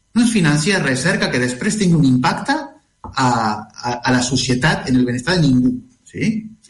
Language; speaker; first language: Catalan; non-native, fluent; Spanish